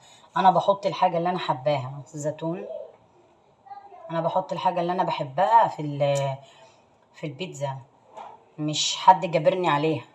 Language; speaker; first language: Arabic; native; Arabic